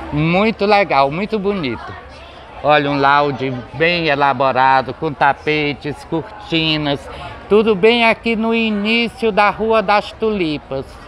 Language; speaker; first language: Portuguese; native; Portuguese